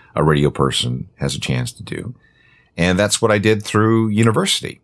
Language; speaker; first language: English; native; English